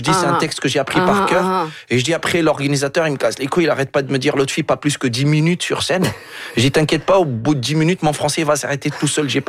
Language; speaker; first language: French; non-native, local second language; Arabic